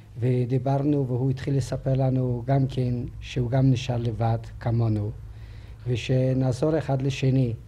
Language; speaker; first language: Hebrew; non-native, fluent; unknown